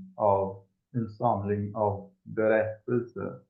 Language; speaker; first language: Swedish; non-native, fluent; Spanish